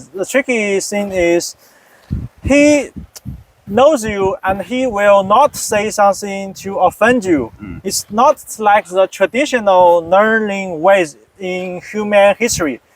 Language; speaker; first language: English; non-native, fluent; Chinese